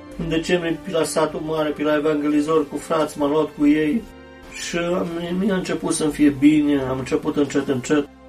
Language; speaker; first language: Romanian; early bilingual, heritage; Romanian